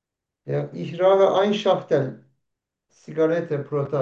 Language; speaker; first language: German; non-native, learner; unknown